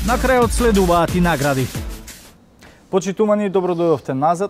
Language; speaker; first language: Macedonian; native; Macedonian